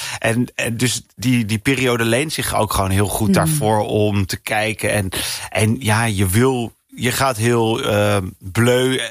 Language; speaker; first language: Dutch; early bilingual, other home language; English